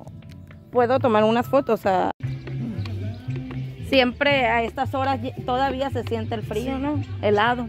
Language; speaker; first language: Spanish; native; Spanish